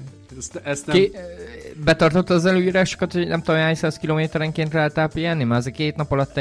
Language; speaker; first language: Hungarian; native; Hungarian